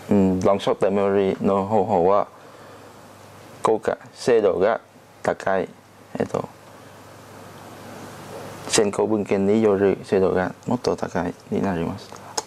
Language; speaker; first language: Japanese; non-native, learner; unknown